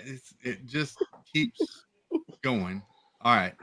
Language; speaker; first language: English; native; English